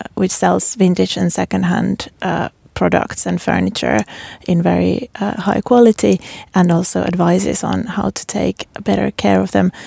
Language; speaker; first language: English; non-native, fluent; Finnish